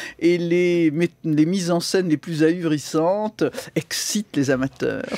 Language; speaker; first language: French; native; French